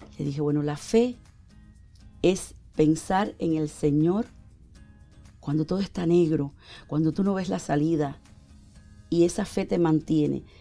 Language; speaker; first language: Spanish; native; Spanish